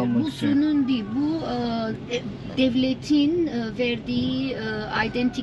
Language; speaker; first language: Turkish; non-native, fluent; Arabic